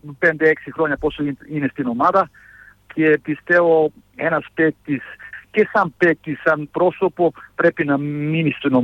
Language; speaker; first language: Greek; non-native, fluent; Serbian